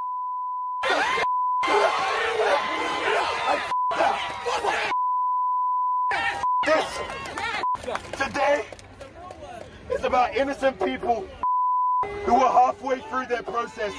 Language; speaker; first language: English; native; English